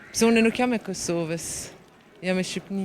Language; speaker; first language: Albanian; early bilingual, heritage; Albanian